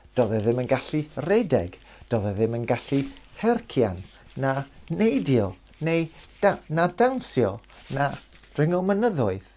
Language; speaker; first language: Welsh; non-native, local second language; English